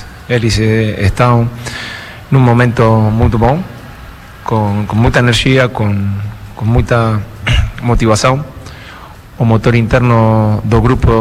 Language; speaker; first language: Portuguese; non-native, fluent; Spanish